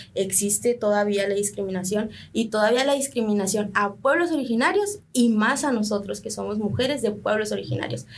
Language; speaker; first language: Spanish; native; Spanish